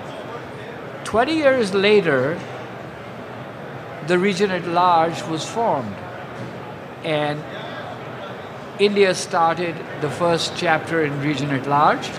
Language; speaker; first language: English; non-native, local second language; Punjabi